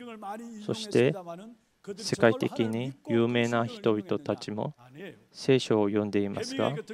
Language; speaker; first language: Japanese; non-native, fluent; Korean